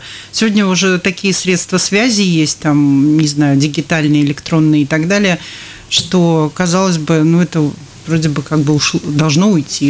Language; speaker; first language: Russian; native; Russian